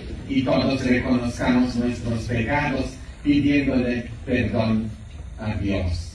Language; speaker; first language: Spanish; non-native, fluent; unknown